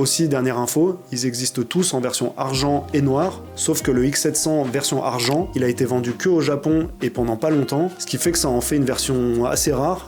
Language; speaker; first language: French; native; French